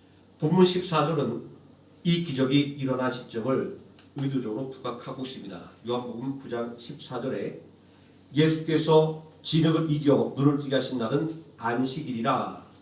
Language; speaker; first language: Korean; native; Korean